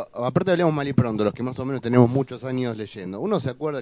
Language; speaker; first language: Spanish; native; Spanish